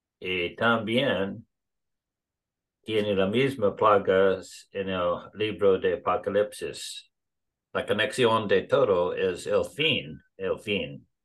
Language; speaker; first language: Spanish; non-native, learner; English